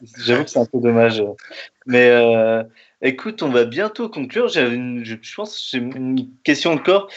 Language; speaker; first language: French; native; French